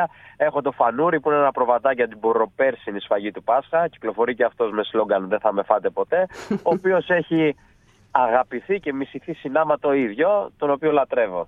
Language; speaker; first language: Greek; native; Greek